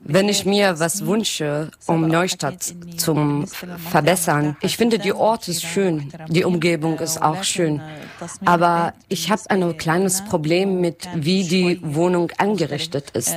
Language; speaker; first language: German; non-native, learner; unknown